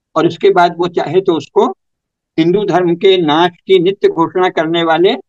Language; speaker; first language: Hindi; native; Hindi